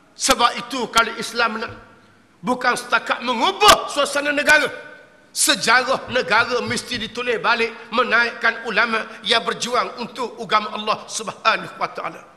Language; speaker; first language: Malay; native; Malay